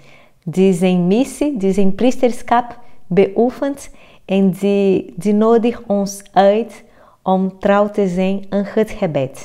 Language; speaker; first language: Dutch; non-native, fluent; Portuguese